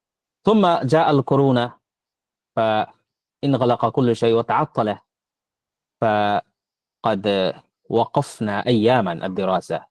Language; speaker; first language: Arabic; non-native, fluent; Bangla